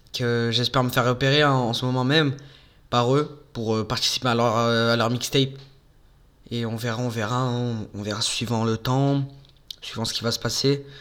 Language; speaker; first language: French; native; French